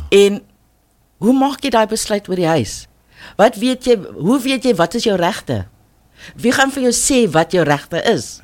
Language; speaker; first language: Afrikaans; non-native, local second language; English